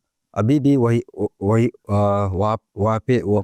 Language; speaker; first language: Hindi; non-native, local second language; Manipuri